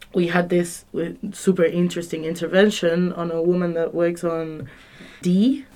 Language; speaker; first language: English; non-native, fluent; Spanish